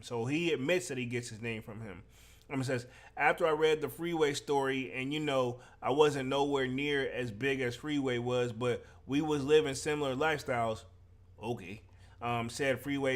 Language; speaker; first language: English; native; English